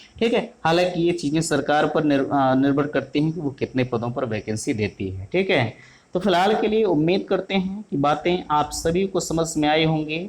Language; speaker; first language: Hindi; native; Hindi